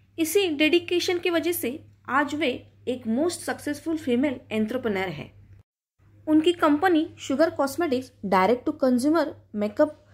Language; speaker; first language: Hindi; non-native, local second language; Marathi